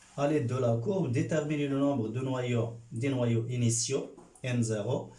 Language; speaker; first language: French; non-native, local second language; Arabic